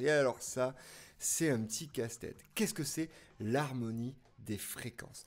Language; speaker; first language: French; native; French